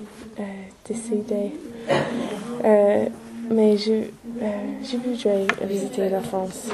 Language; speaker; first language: French; non-native, learner; English